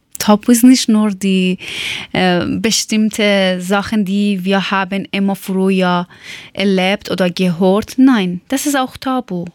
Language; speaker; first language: German; non-native, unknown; Persian